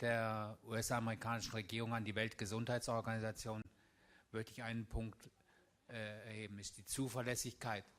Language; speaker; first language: German; native; German